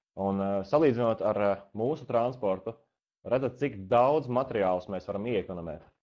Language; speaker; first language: Latvian; native; Latvian